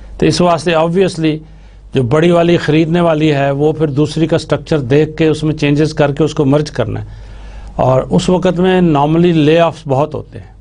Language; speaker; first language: Urdu; native; Urdu